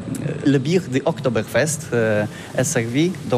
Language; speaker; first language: French; non-native, learner; Polish